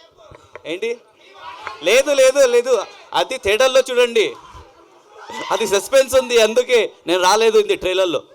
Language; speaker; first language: Telugu; non-native, local second language; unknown